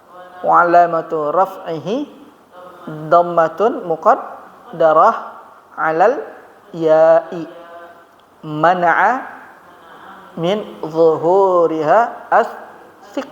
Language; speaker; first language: Arabic; non-native, fluent; Indonesian